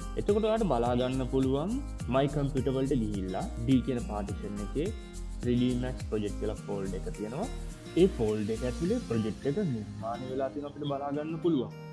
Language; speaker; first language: Sinhala; native; Sinhala